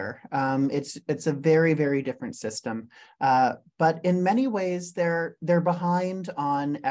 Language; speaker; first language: English; native; English